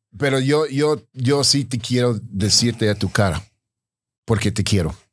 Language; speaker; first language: Spanish; non-native, fluent; English